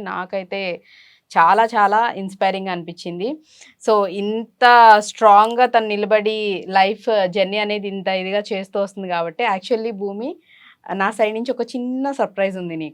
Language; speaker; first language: Telugu; native; Telugu